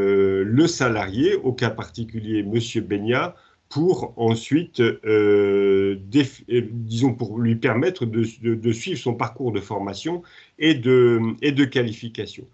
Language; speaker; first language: French; native; French